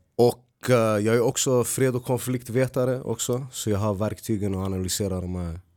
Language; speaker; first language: Swedish; early bilingual, other home language; Arabic